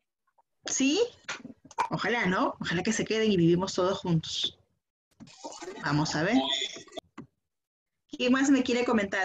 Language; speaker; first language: Spanish; native; Spanish